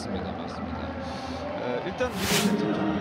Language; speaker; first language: Korean; native; Korean